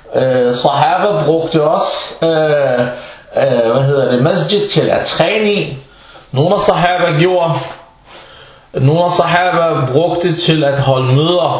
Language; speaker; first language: Danish; early bilingual, other home language; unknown